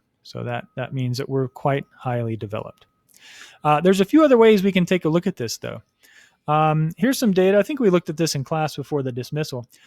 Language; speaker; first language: English; native; English